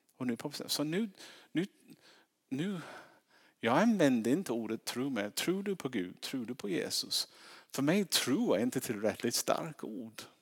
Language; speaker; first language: Swedish; non-native, fluent; English